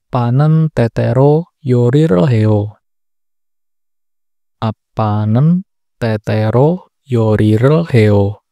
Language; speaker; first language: Korean; non-native, learner; Indonesian